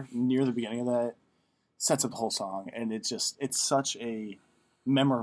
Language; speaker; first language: English; native; English